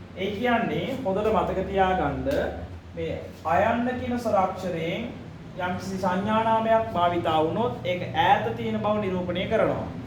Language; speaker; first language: Sinhala; non-native, local second language; Tamil